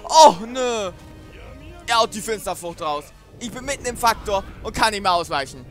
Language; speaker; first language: German; native; German